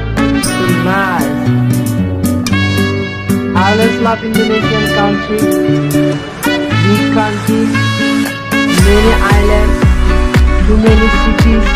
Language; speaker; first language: English; non-native, learner; Bangla